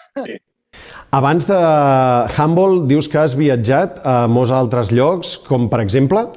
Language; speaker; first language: Catalan; native; Catalan